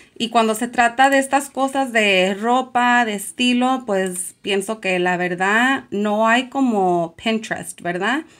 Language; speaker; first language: Spanish; early bilingual, heritage; Spanish